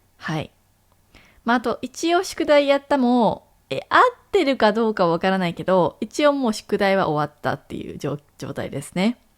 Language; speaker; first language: Japanese; native; Japanese